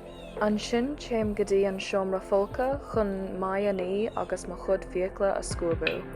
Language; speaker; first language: Irish; non-native, learner; English